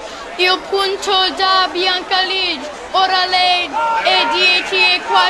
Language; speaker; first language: Italian; non-native, learner; English